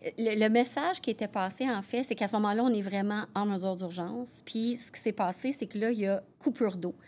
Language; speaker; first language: French; native; French